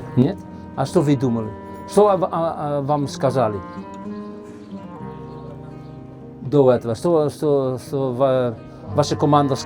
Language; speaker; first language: Russian; non-native, learner; Dutch